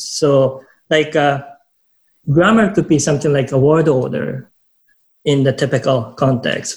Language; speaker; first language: English; non-native, fluent; Japanese